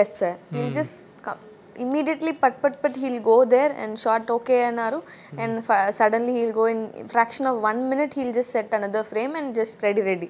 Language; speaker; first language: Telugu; non-native, learner; Tamil